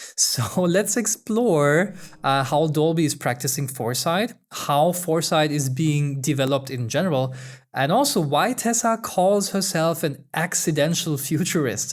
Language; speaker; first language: English; non-native, fluent; German